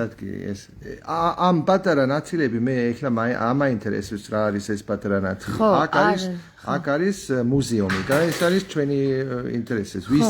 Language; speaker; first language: Georgian; non-native, learner; German